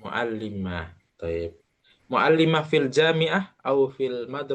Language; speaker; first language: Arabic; non-native, fluent; Indonesian